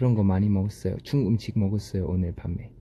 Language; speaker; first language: Korean; non-native, fluent; Chinese